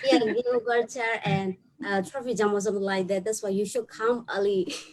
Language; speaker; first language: English; non-native, learner; Burmese